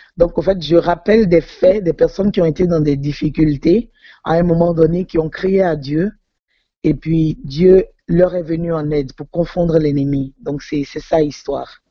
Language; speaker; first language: French; non-native, local second language; Yoruba